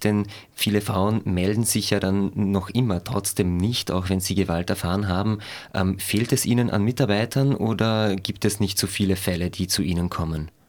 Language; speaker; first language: German; native; German